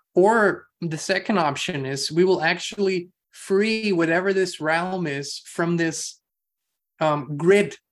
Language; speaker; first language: English; non-native, fluent; German